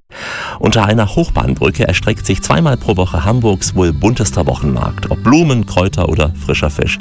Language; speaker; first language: German; native; German